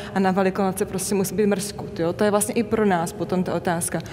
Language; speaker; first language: Czech; native; Czech